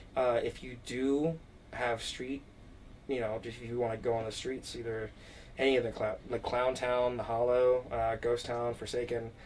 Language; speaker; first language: English; native; English